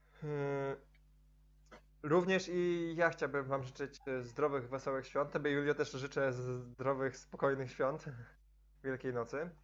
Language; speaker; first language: Polish; native; Polish